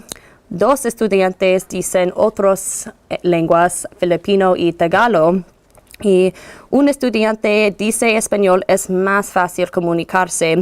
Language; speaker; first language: Spanish; non-native, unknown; English